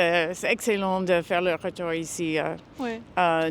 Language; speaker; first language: French; non-native, fluent; English